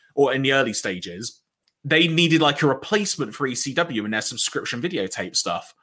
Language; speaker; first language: English; native; English